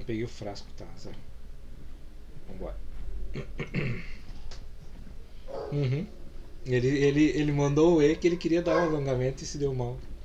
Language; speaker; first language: Portuguese; native; Portuguese